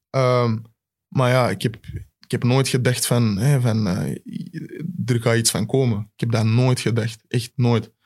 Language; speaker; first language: Dutch; native; Dutch